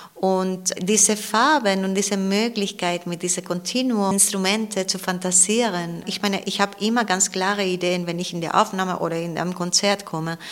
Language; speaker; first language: German; non-native, fluent; Spanish